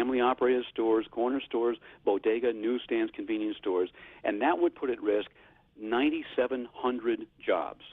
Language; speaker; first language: English; native; English